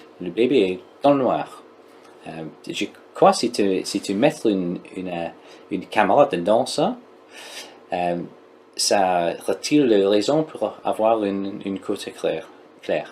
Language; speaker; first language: French; non-native, learner; English